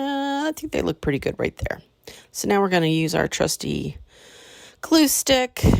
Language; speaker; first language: English; native; English